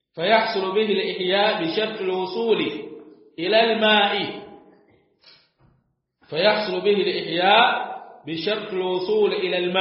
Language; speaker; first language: Arabic; non-native, fluent; Swahili